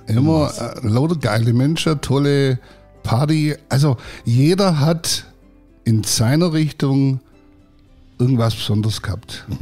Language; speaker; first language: German; early bilingual, other home language; Croatian